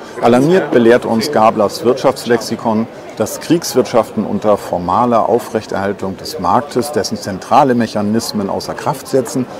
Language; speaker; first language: German; native; German